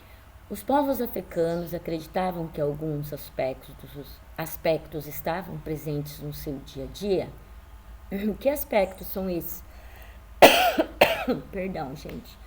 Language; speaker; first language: Portuguese; native; Portuguese